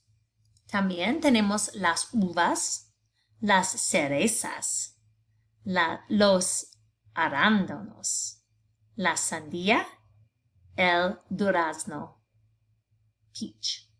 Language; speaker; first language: Spanish; non-native, fluent; English